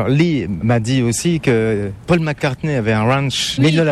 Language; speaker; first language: French; native; French